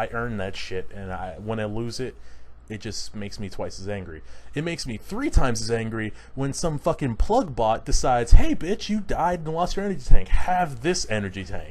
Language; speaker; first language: English; native; English